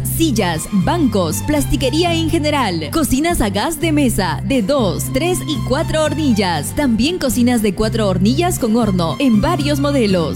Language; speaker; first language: Spanish; native; Spanish